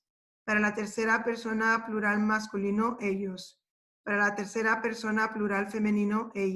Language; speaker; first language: Spanish; non-native, fluent; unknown